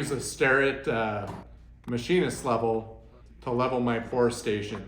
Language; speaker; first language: English; native; English